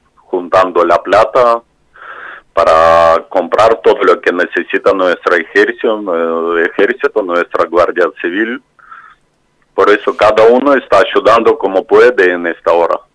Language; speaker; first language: Spanish; non-native, fluent; Russian